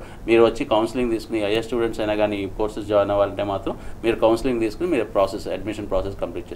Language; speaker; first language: Telugu; native; Telugu